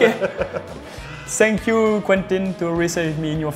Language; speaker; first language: English; non-native, learner; French